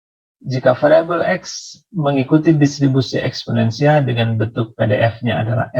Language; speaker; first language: Indonesian; native; Indonesian